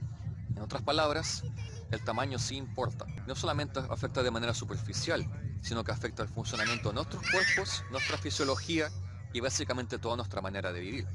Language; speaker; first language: Spanish; native; Spanish